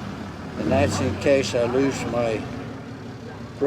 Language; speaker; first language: English; native; English